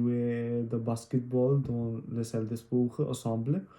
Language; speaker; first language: French; non-native, learner; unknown